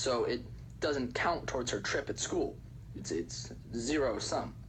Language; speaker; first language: English; native; English